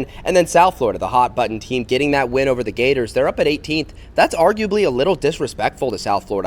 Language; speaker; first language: English; native; English